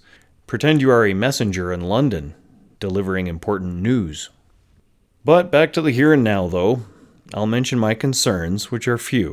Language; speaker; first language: English; native; English